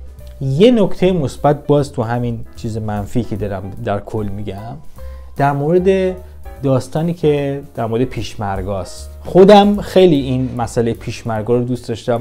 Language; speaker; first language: Persian; native; Persian